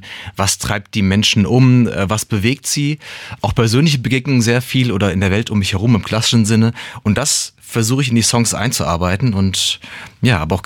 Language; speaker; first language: German; native; German